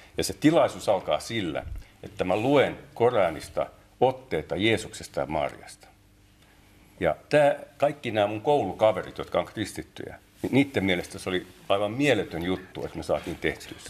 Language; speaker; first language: Finnish; non-native, local second language; Tatar